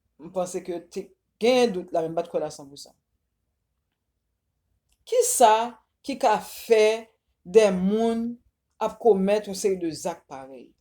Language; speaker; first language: French; non-native, local second language; Haitian Creole